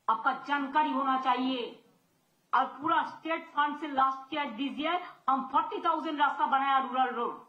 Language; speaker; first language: Hindi; non-native, local second language; Bangla